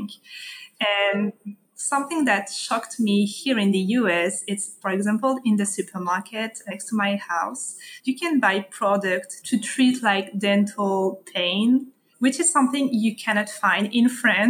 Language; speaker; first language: English; non-native, fluent; French